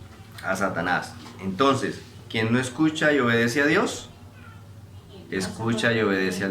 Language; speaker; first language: Spanish; native; Spanish